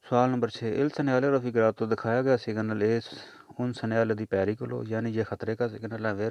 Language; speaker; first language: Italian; non-native, learner; Urdu